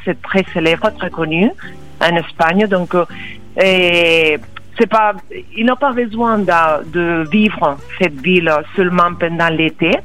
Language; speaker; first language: French; non-native, fluent; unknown